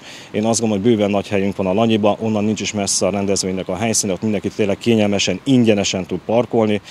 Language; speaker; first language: Hungarian; native; Hungarian